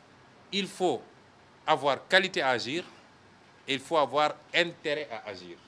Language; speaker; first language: French; non-native, local second language; Wolof